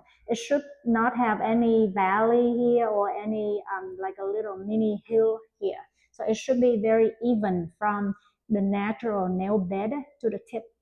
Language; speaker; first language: English; non-native, fluent; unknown